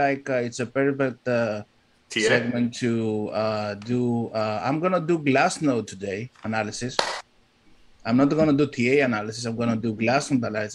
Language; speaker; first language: English; non-native, fluent; Greek